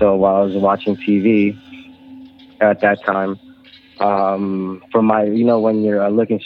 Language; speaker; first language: English; non-native, local second language; Filipino